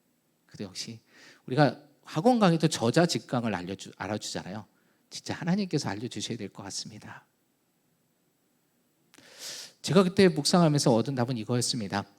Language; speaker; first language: Korean; native; Korean